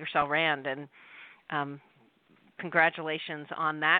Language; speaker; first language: English; native; English